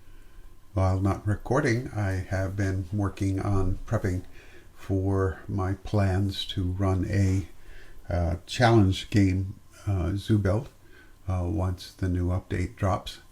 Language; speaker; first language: English; native; English